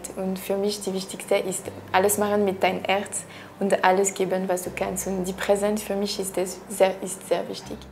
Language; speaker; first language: German; non-native, local second language; French